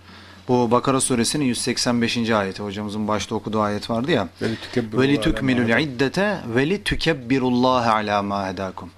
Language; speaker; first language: Turkish; native; Turkish